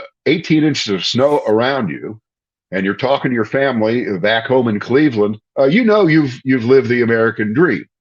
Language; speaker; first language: English; native; English